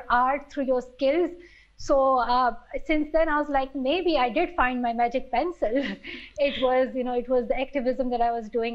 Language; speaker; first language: English; non-native, local second language; Pashto